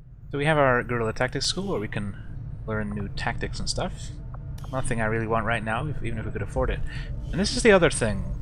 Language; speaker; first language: English; native; English